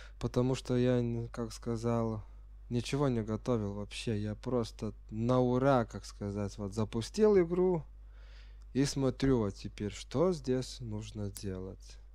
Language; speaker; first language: Russian; non-native, fluent; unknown